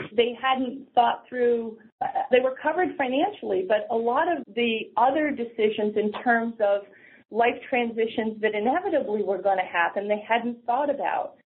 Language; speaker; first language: English; native; English